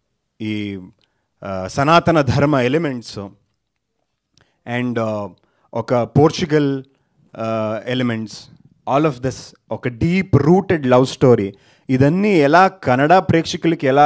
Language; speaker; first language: Telugu; non-native, learner; Kannada